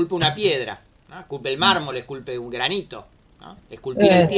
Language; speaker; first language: Spanish; native; Spanish